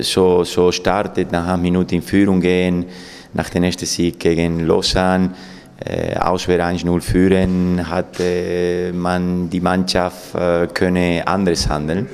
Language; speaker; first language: German; non-native, fluent; Spanish